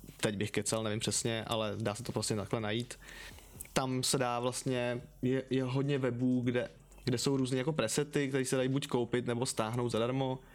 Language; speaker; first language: Czech; native; Czech